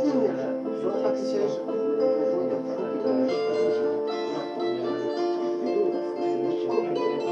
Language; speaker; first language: French; native; French